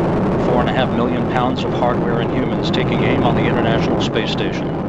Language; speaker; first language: English; native; English